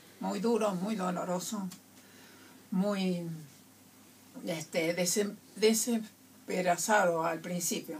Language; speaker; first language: Spanish; native; Spanish